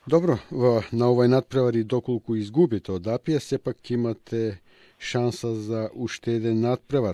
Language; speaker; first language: Macedonian; native; Macedonian